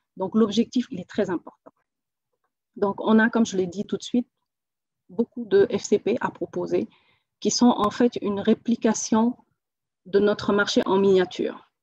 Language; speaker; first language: French; non-native, local second language; Wolof